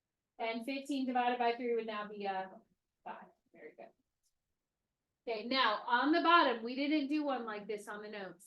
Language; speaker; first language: English; native; English